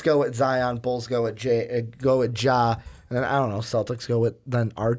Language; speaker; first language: English; native; English